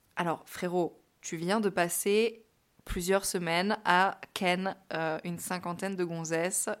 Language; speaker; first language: French; native; French